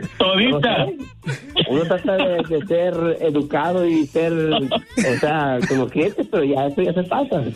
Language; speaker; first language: Spanish; early bilingual, heritage; Spanish